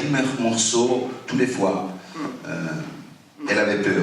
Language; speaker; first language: French; non-native, fluent; Italian